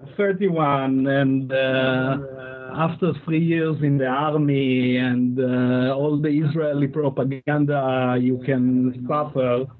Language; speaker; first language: English; non-native, fluent; Hebrew